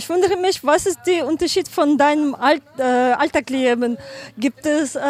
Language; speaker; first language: German; non-native, learner; Ukrainian